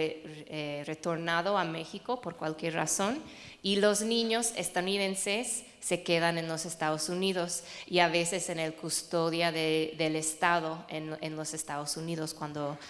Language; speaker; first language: Spanish; non-native, fluent; English